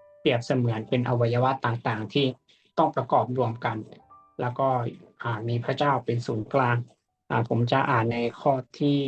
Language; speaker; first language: Thai; native; Thai